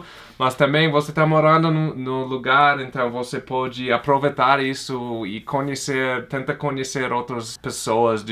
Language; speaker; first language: Portuguese; non-native, fluent; English